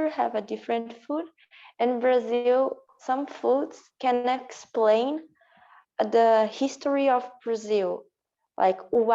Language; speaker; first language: English; non-native, learner; Portuguese